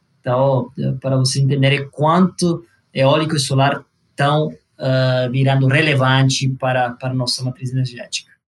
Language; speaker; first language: Portuguese; non-native, fluent; Italian